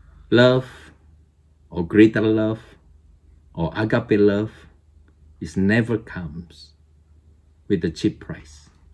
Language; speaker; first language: English; non-native, fluent; Indonesian